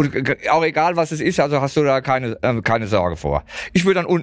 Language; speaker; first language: German; native; German